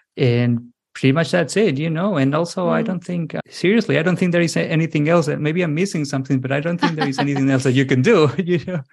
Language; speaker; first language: English; non-native, fluent; Spanish